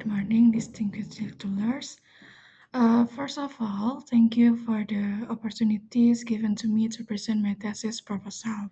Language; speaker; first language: English; non-native, learner; Indonesian